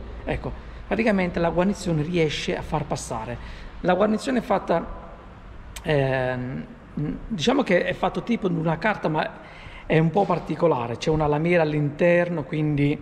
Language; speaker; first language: Italian; native; Italian